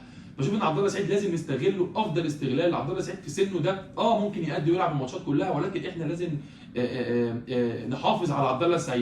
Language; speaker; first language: Arabic; native; Arabic